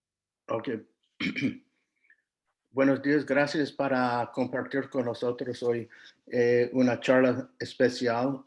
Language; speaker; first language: Spanish; non-native, fluent; English